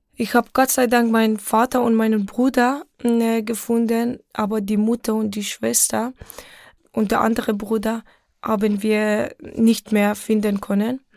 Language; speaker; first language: German; non-native, fluent; Persian